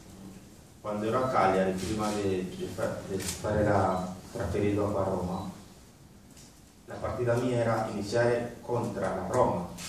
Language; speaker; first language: Italian; non-native, fluent; Spanish